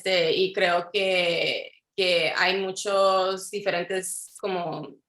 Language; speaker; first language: Spanish; early bilingual, heritage; Spanish